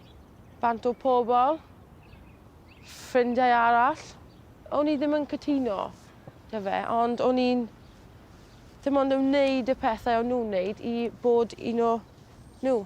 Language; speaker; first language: Welsh; non-native, local second language; English